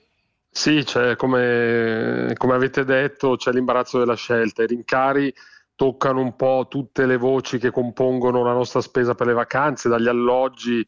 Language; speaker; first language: Italian; native; Italian